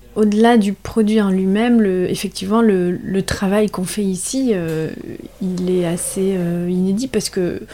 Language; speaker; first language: French; native; French